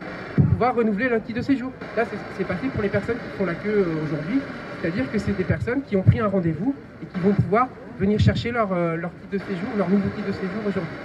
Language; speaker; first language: French; native; French